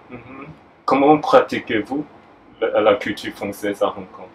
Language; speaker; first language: French; non-native, fluent; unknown